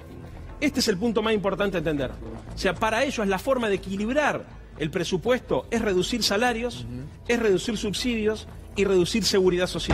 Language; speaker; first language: Spanish; native; Spanish